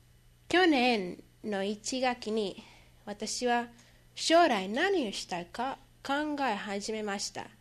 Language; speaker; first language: Japanese; non-native, learner; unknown